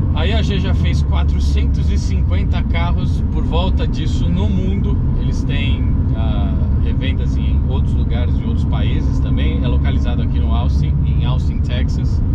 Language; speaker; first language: Portuguese; native; Portuguese